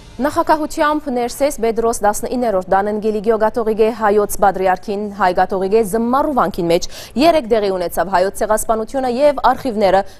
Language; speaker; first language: Armenian; early bilingual, heritage; Armenian